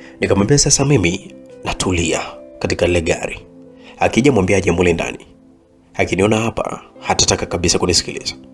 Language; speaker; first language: Swahili; native; Swahili